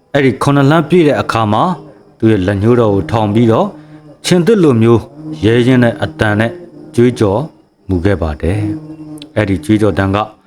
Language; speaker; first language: Burmese; native; Burmese